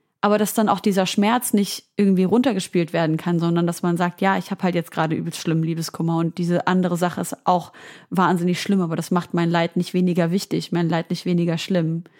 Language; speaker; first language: German; native; German